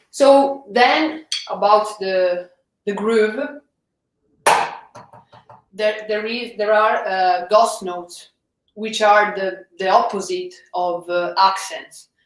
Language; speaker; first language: English; non-native, fluent; Italian